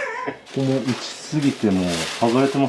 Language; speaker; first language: Japanese; native; Japanese